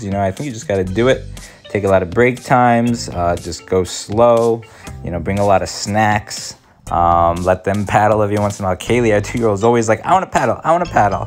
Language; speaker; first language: English; native; English